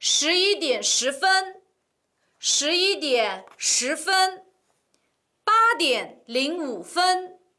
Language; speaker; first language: Chinese; non-native, local second language; Uyghur